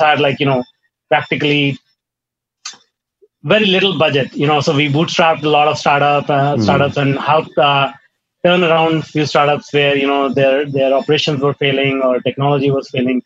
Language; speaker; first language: English; non-native, local second language; Hindi